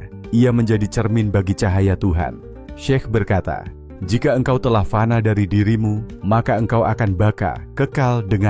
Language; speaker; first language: Indonesian; native; Indonesian